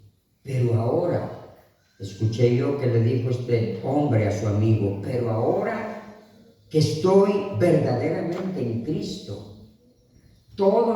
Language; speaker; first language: Spanish; native; Spanish